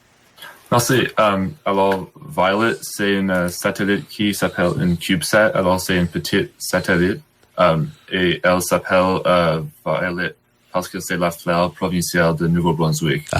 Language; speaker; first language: French; non-native, learner; English